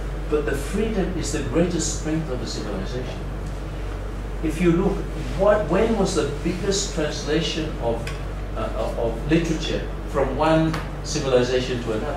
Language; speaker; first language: English; native; English